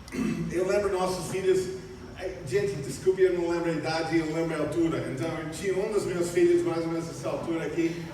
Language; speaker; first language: Portuguese; non-native, fluent; English